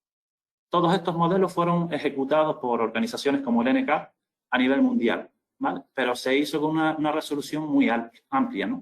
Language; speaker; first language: Spanish; native; Spanish